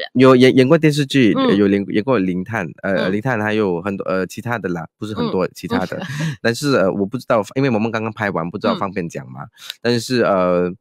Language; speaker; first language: Chinese; non-native, local second language; Tamil